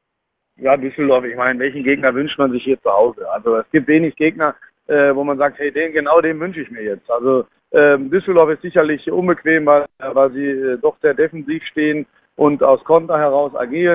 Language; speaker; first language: German; native; German